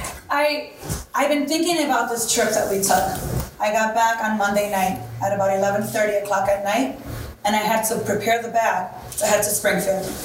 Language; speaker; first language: English; early bilingual, other home language; Spanish